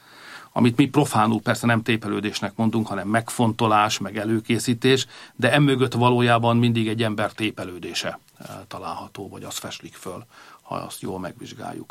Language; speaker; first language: Hungarian; native; Hungarian